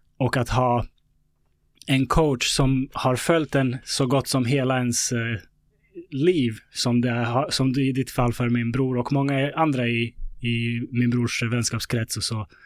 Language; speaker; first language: Swedish; early bilingual, other home language; Bosnian